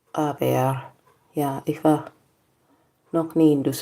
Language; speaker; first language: German; non-native, learner; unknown